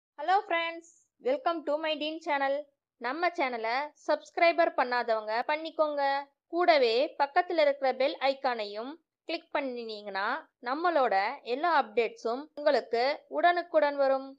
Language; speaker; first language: Tamil; native; Tamil